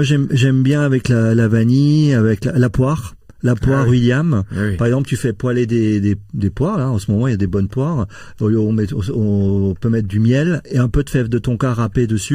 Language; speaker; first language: French; native; French